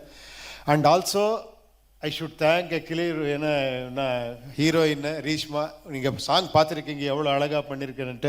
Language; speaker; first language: Tamil; non-native, learner; Kannada